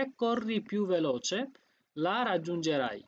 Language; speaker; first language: Italian; non-native, fluent; Bangla